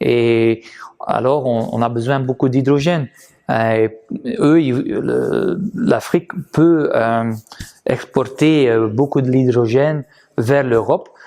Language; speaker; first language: French; non-native, local second language; Dutch